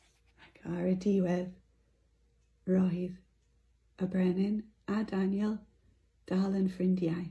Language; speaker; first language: Welsh; non-native, local second language; English